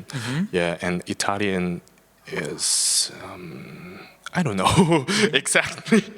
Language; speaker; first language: English; non-native, fluent; Chinese